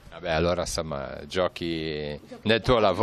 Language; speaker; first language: Italian; native; Italian